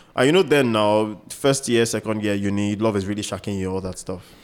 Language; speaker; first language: English; non-native, local second language; Yoruba